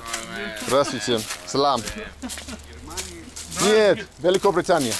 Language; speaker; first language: Russian; non-native, learner; English